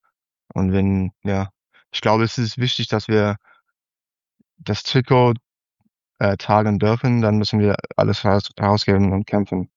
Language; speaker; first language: German; non-native, learner; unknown